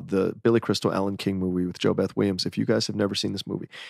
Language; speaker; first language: English; native; English